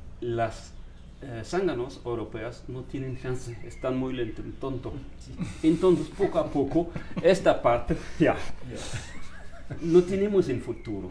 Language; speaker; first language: Spanish; non-native, fluent; German